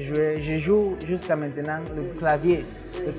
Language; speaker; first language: French; non-native, local second language; English